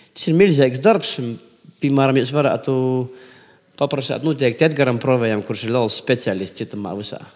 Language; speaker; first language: Latvian; native; Latvian